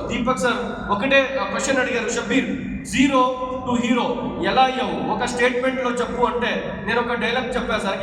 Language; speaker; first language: Telugu; non-native, local second language; Urdu